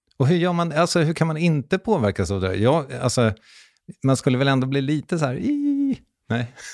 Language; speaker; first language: Swedish; native; Swedish